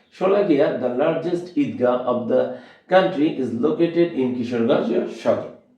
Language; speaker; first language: English; non-native, local second language; Bangla